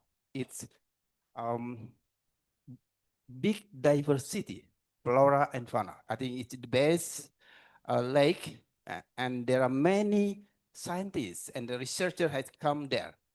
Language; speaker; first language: English; non-native, learner; Indonesian